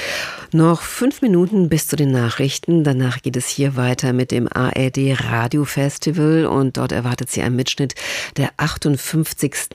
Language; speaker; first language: German; native; German